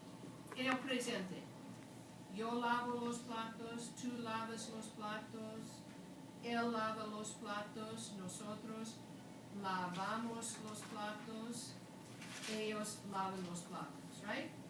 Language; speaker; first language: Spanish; non-native, fluent; English